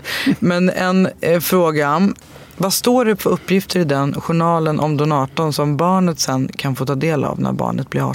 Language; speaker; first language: Swedish; native; Swedish